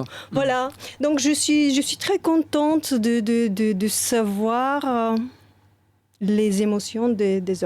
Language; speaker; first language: French; non-native, fluent; Bulgarian